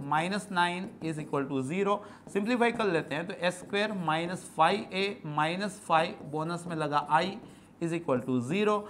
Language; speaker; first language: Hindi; non-native, local second language; Gujarati